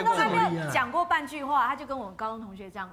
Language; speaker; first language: Chinese; native; Chinese